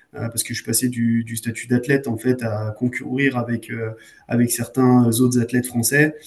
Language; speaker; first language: French; native; French